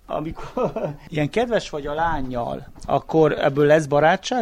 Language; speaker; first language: Hungarian; native; Hungarian